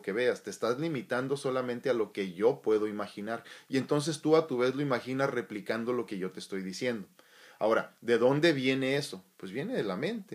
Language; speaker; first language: Spanish; native; Spanish